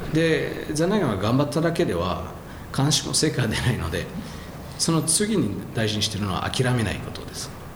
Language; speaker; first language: Japanese; non-native, fluent; French